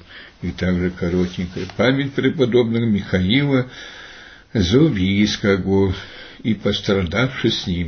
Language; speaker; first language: Russian; native; Russian